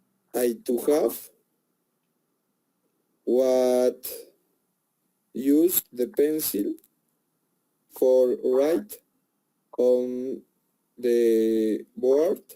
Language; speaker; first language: English; non-native, learner; Spanish